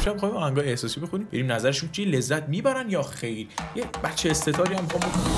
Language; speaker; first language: Persian; native; Persian